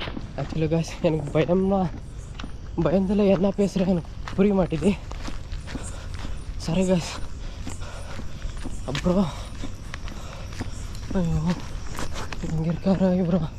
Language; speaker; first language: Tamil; non-native, local second language; Kannada